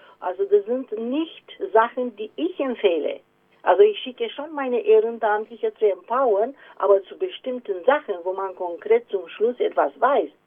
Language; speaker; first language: German; non-native, fluent; Romanian